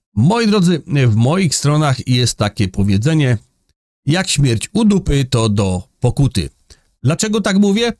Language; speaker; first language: Polish; native; Polish